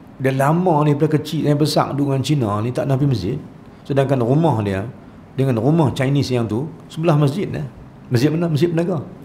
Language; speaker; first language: Malay; native; Malay